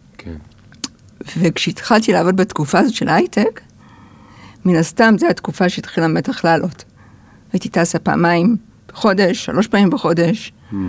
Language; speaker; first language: Hebrew; early bilingual, other home language; English